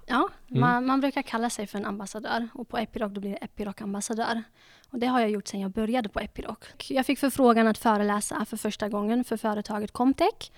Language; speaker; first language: Swedish; early bilingual, other home language; Dutch